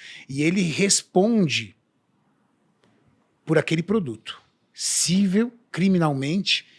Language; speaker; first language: Portuguese; native; Portuguese